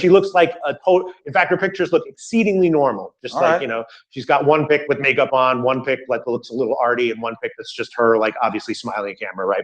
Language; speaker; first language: English; native; English